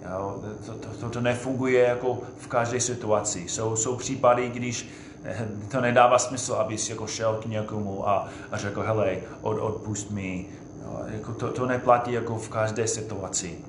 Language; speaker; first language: Czech; non-native, fluent; English